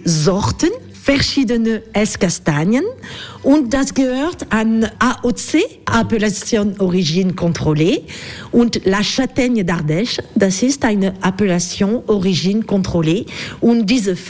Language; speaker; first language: German; non-native, fluent; French